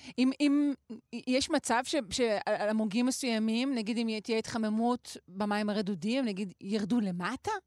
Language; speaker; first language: Hebrew; native; Hebrew